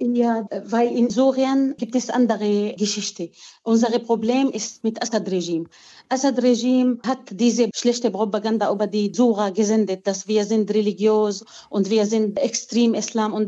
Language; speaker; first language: German; non-native, fluent; Arabic